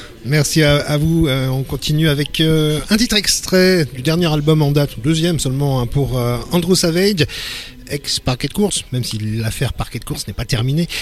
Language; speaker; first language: French; native; French